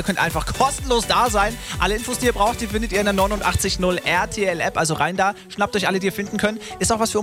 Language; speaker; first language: German; native; German